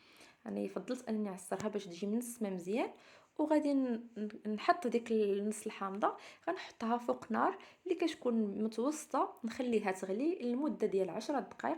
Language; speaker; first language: Arabic; native; Arabic